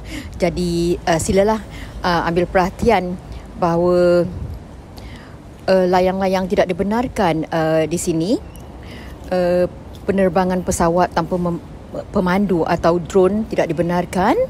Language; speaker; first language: Malay; native; Malay